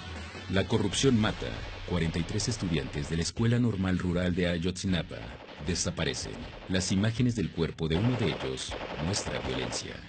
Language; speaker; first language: Spanish; native; Spanish